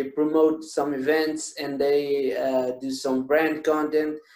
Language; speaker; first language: English; non-native, fluent; Portuguese